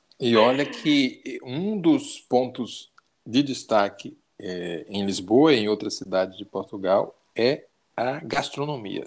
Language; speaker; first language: Portuguese; native; Portuguese